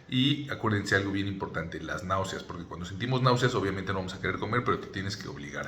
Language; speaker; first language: Spanish; native; Spanish